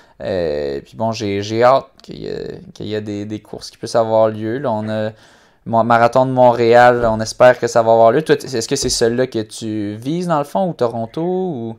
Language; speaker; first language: French; native; French